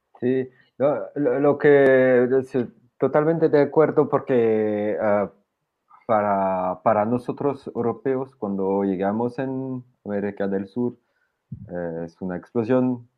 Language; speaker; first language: Spanish; non-native, fluent; French